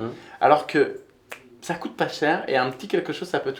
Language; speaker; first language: French; native; French